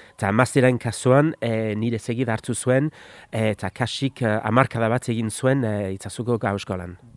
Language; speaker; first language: Basque; non-native, fluent; English